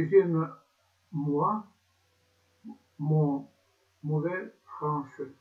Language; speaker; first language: French; non-native, learner; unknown